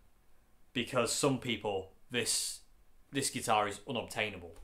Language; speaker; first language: English; native; English